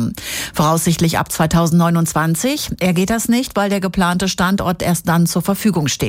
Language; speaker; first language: German; native; German